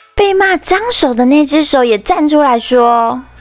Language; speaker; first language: Chinese; native; Chinese